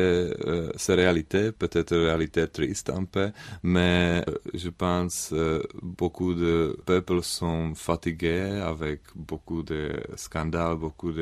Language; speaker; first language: French; non-native, learner; Czech